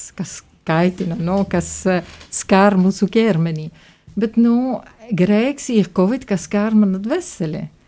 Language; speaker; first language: Latvian; non-native, fluent; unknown